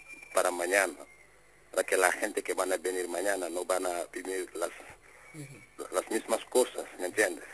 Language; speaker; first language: Spanish; non-native, fluent; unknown